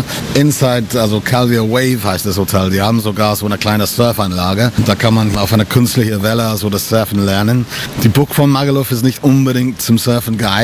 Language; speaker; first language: German; non-native, fluent; English